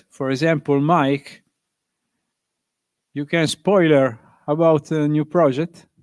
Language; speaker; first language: English; non-native, learner; Italian